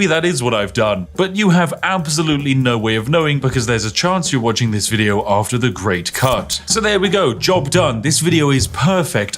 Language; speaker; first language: English; native; English